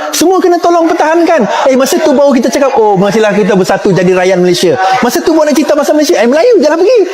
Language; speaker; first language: Malay; non-native, local second language; Chinese